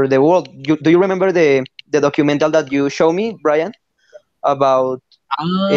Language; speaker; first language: English; non-native, learner; Spanish